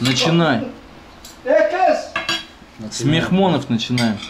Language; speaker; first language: Russian; native; Russian